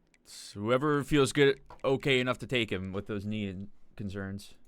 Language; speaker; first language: English; native; English